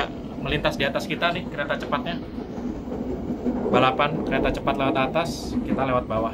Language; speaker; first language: Indonesian; native; Indonesian